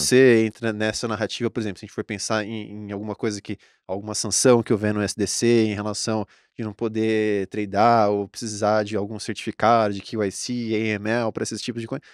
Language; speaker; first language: Portuguese; native; Portuguese